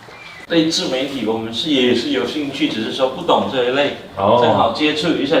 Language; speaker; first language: Chinese; native; Chinese